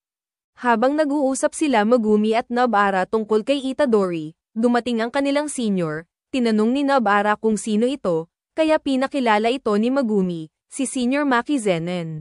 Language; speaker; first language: Filipino; native; Filipino